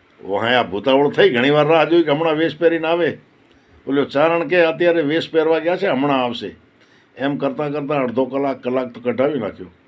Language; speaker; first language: Gujarati; native; Gujarati